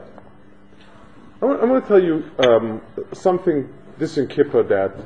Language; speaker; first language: English; native; English